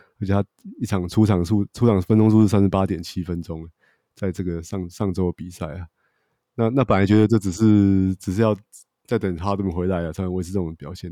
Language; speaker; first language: Chinese; native; Chinese